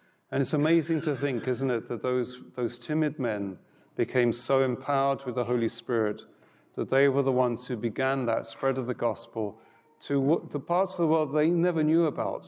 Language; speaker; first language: English; native; English